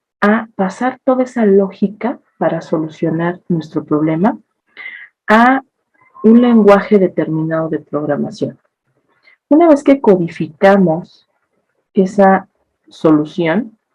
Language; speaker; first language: Spanish; native; Spanish